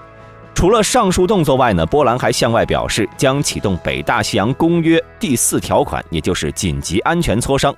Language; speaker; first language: Chinese; native; Chinese